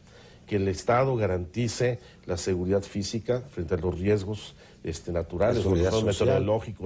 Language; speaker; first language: Spanish; native; Spanish